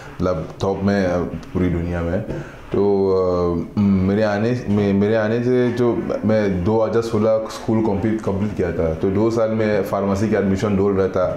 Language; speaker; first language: Hindi; non-native, fluent; Igbo